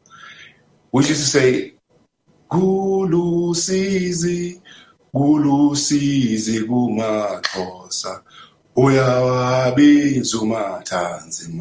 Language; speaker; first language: English; non-native, local second language; Zulu